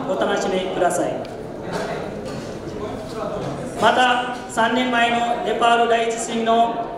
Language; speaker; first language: Japanese; non-native, fluent; Newari